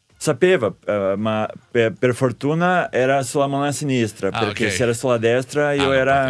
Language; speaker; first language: Italian; non-native, fluent; Portuguese